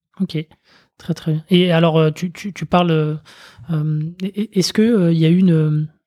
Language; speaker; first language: French; native; French